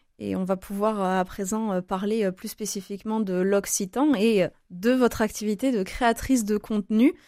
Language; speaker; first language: French; native; French